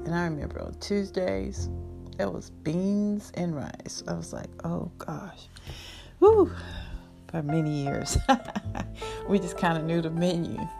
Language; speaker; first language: English; native; English